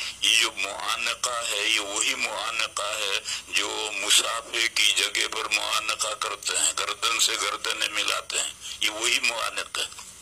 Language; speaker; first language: Urdu; non-native, local second language; Gujarati